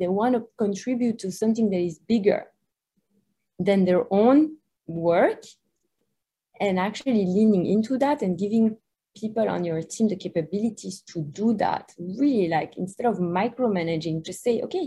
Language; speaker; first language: English; non-native, fluent; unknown